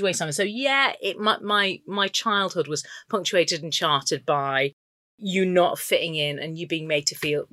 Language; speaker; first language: English; native; English